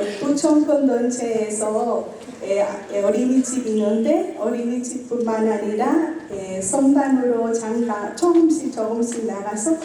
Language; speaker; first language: Korean; non-native, learner; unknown